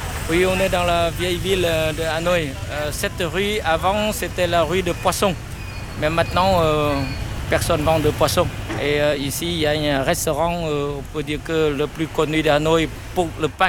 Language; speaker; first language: French; non-native, fluent; Vietnamese